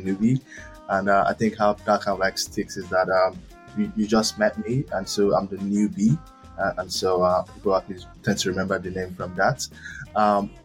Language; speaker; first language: English; non-native, local second language; Yoruba